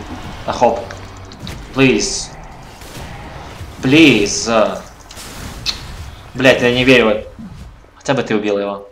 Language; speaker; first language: Russian; native; Russian